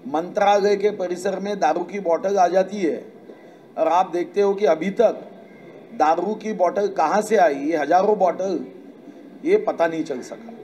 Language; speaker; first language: Hindi; non-native, local second language; Marathi